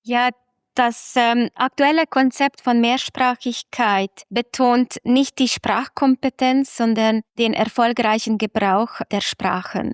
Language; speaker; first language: German; non-native, fluent; Hungarian